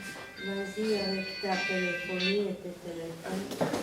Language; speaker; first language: French; non-native, fluent; Serbian